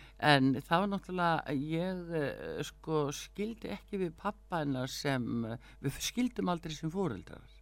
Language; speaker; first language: Icelandic; early bilingual, heritage; Icelandic